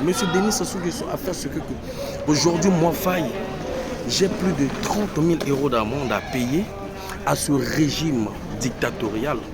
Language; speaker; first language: French; non-native, local second language; Lingala